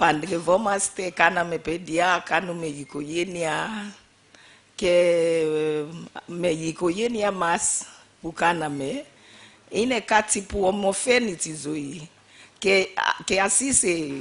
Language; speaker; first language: Greek; non-native, fluent; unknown